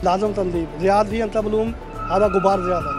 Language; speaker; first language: Arabic; non-native, learner; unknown